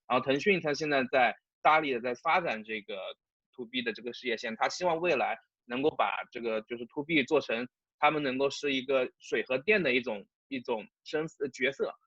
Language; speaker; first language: Chinese; native; Chinese